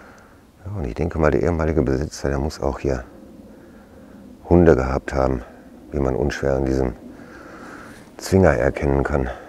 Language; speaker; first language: German; native; German